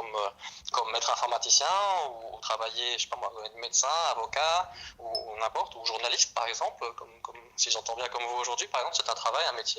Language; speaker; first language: French; native; French